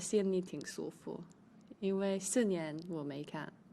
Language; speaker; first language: Chinese; early bilingual, heritage; English